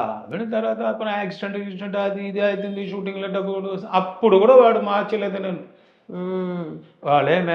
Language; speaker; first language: Telugu; non-native, learner; Tamil